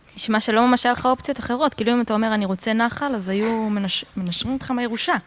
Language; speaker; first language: Hebrew; native; Hebrew